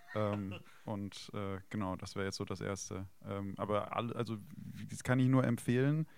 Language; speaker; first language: German; native; German